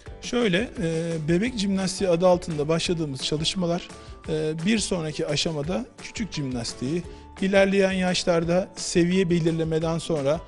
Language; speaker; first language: Turkish; native; Turkish